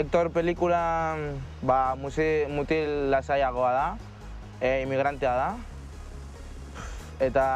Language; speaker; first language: Basque; non-native, local second language; Spanish